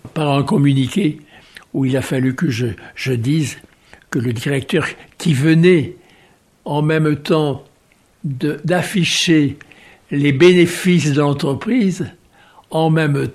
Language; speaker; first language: French; native; French